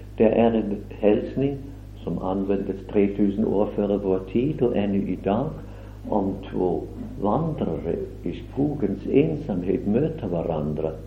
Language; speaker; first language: Swedish; non-native, fluent; German